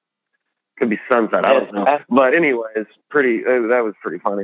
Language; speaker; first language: English; native; English